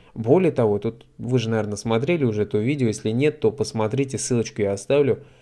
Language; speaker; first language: Russian; native; Russian